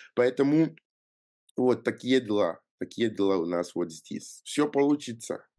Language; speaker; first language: Russian; non-native, fluent; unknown